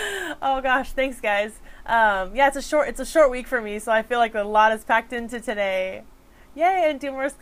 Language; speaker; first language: English; native; English